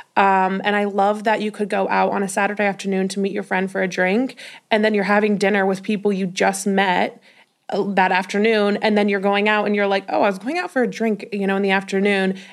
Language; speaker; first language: English; native; English